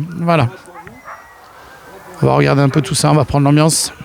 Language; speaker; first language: French; native; French